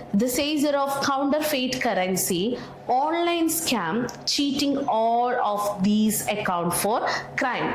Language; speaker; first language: English; non-native, local second language; Malayalam